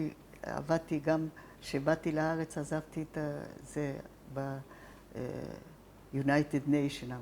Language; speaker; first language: Hebrew; non-native, fluent; Italian